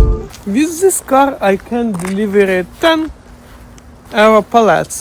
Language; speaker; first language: English; non-native, learner; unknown